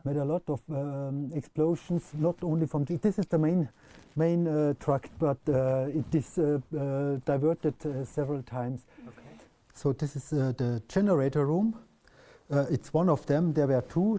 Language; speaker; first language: English; non-native, fluent; German